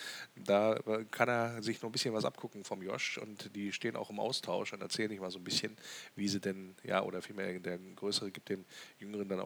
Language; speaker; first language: German; native; German